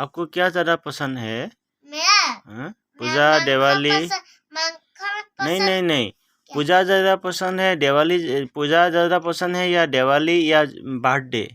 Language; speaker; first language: Hindi; non-native, local second language; Assamese